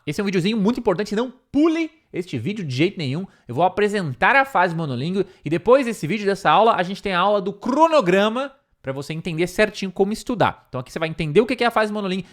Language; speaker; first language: Portuguese; native; Portuguese